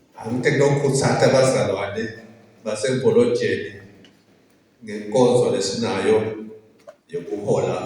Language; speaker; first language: Zulu; non-native, local second language; Swati